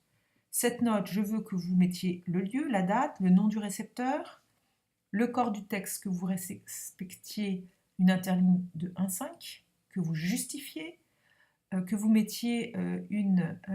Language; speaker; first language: French; native; French